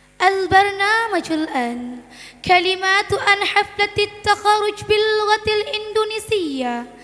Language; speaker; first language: Arabic; non-native, learner; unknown